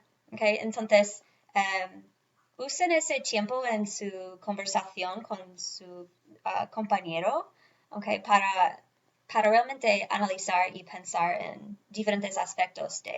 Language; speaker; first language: Spanish; non-native, fluent; English